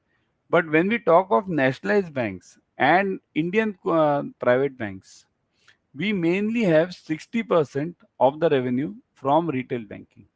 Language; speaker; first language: English; non-native, local second language; Hindi